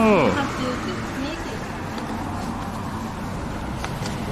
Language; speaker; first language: English; non-native, learner; Japanese